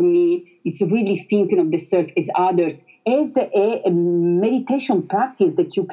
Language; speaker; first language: English; non-native, fluent; Italian